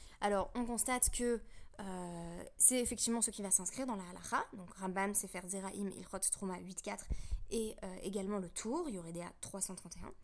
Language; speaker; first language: French; native; French